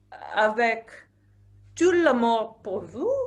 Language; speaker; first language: French; non-native, learner; English